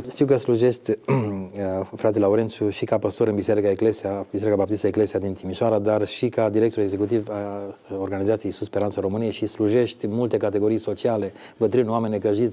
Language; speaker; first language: Romanian; native; Romanian